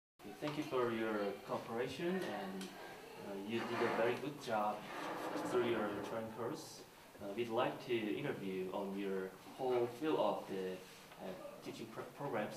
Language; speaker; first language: English; non-native, learner; Korean